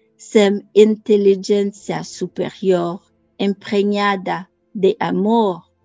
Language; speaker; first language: Portuguese; non-native, learner; French